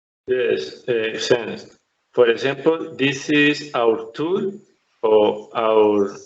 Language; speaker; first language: English; non-native, learner; Spanish